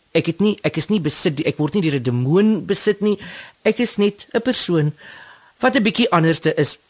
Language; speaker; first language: Afrikaans; native; Afrikaans